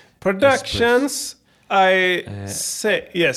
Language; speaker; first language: English; non-native, fluent; Swedish